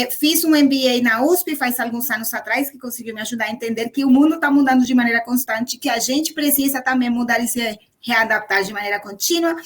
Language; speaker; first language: Portuguese; non-native, fluent; Spanish